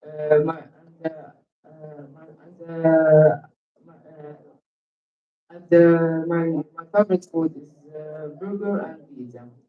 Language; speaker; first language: English; non-native, learner; Arabic